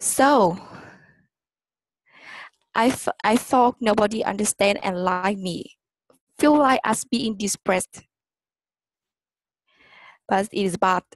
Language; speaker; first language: English; non-native, learner; Vietnamese